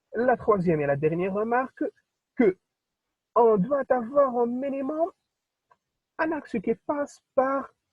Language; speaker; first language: French; non-native, local second language; Arabic